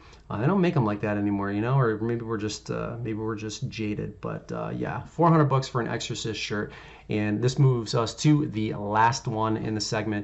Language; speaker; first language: English; native; English